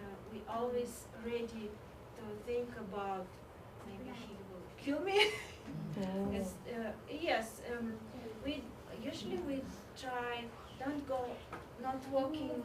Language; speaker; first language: English; non-native, learner; Russian